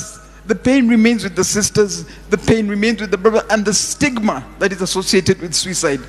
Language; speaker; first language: English; non-native, local second language; Swahili